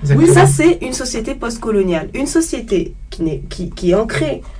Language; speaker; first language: French; native; French